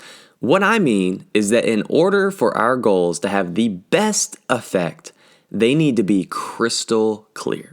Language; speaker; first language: English; native; English